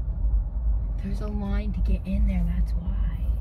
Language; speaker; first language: English; native; English